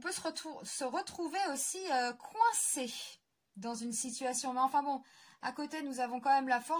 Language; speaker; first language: French; native; French